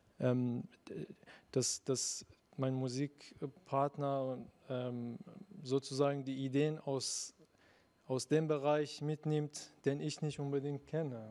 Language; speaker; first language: German; non-native, fluent; Persian